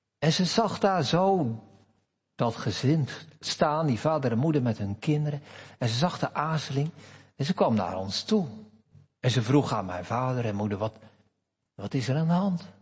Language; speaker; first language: Dutch; native; Dutch